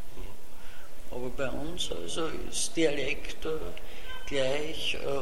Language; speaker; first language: German; non-native, local second language; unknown